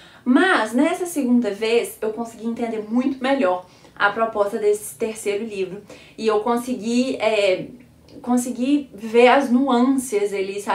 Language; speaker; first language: Portuguese; native; Portuguese